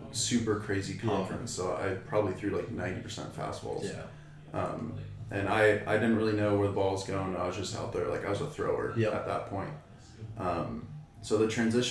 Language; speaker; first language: English; native; English